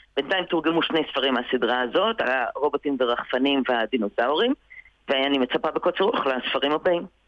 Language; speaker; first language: Hebrew; native; Hebrew